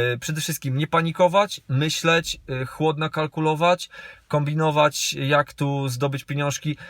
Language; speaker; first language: Polish; native; Polish